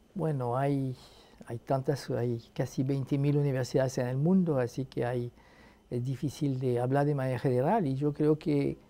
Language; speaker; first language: Spanish; non-native, fluent; Arabic